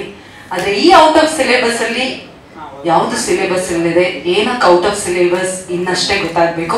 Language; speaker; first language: Kannada; native; Kannada